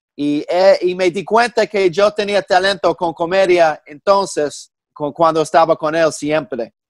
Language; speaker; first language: Spanish; non-native, fluent; English